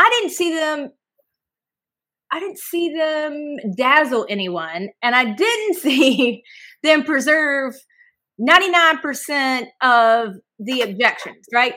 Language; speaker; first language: English; native; English